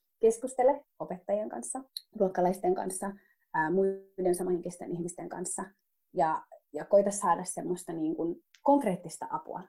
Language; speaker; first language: Finnish; early bilingual, other home language; Somali